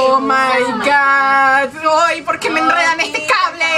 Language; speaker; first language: Spanish; native; Spanish